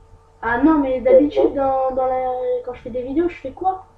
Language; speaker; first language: French; native; French